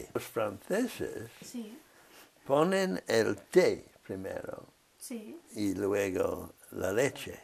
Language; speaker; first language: Spanish; non-native, fluent; English